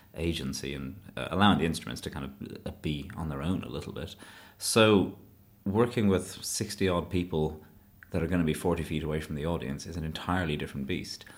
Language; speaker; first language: English; native; English